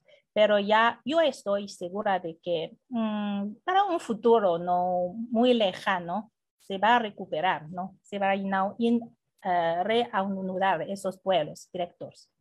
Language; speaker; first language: Spanish; non-native, fluent; Chinese